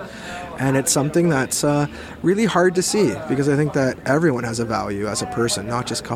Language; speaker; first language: English; native; English